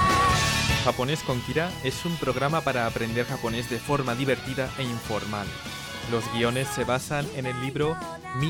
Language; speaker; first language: Spanish; native; Spanish